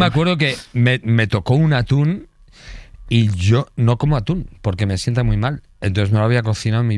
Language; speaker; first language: Spanish; native; Spanish